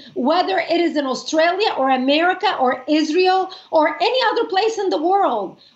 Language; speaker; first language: English; non-native, fluent; Arabic